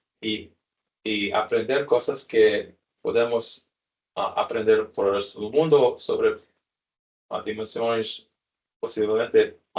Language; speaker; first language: Spanish; non-native, learner; English